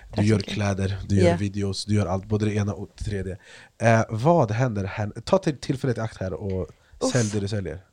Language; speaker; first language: Swedish; native; Swedish